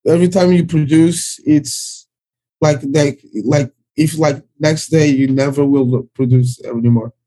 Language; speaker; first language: English; early bilingual, other home language; Portuguese